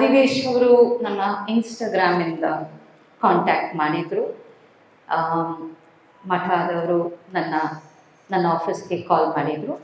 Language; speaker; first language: Kannada; non-native, local second language; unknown